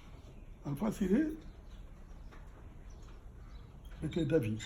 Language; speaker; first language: French; non-native, local second language; Fula